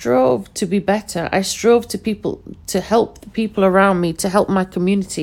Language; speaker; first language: English; non-native, local second language; Pashto